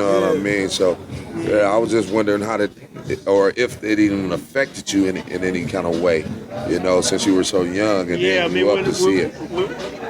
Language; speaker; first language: English; native; English